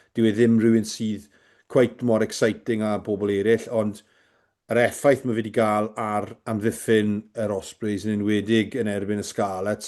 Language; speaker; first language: Welsh; native; Welsh